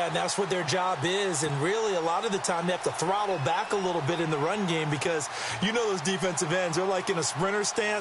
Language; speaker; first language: English; native; English